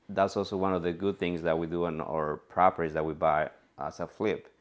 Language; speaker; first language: English; non-native, fluent; Spanish